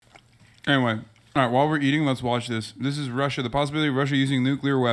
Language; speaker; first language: English; native; English